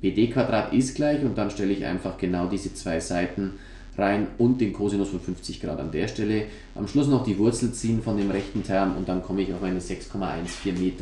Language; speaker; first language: German; native; German